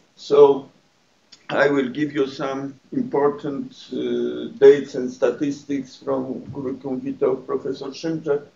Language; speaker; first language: English; non-native, fluent; Polish